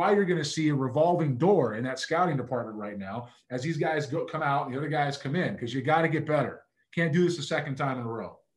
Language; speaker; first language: English; native; English